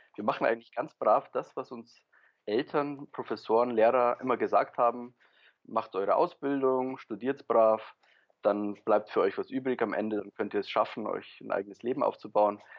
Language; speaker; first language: German; early bilingual, other home language; Polish